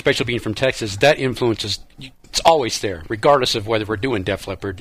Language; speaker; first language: English; native; English